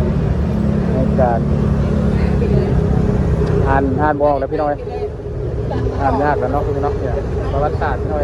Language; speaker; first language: Thai; non-native, local second language; Lao